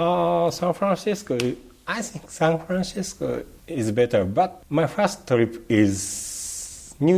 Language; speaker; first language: English; non-native, learner; Japanese